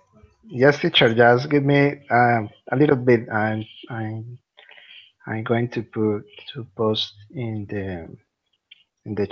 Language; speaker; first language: English; non-native, learner; Spanish